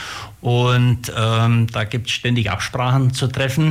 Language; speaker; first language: German; native; German